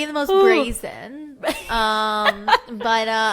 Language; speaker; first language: English; native; English